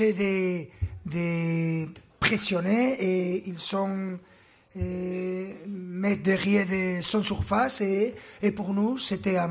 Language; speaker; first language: French; non-native, fluent; Spanish